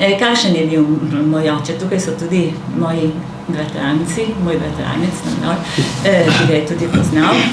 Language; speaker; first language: Slovenian; native; Slovenian